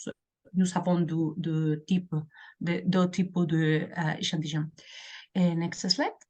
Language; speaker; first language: French; non-native, learner; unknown